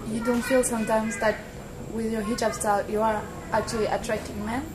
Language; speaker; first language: English; non-native, fluent; French